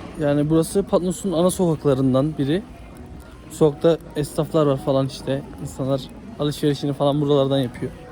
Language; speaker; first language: Turkish; native; Turkish